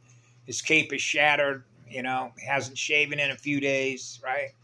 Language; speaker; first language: English; native; English